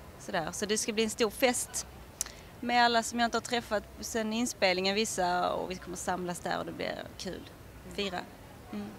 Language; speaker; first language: Swedish; native; Swedish